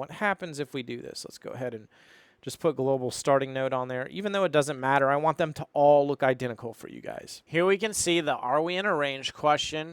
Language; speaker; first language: English; native; English